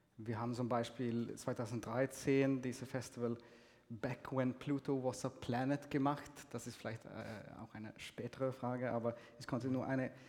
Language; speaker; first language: German; non-native, fluent; Swedish